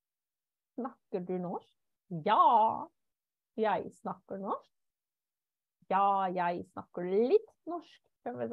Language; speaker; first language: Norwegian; non-native, fluent; German